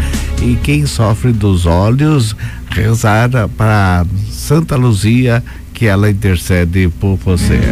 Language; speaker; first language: Portuguese; native; Portuguese